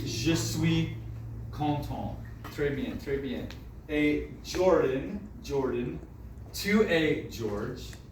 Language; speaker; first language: French; non-native, fluent; English